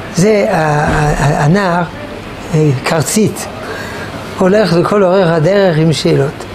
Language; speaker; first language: Hebrew; non-native, fluent; French